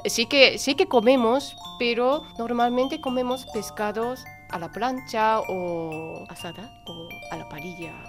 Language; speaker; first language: Spanish; non-native, fluent; Japanese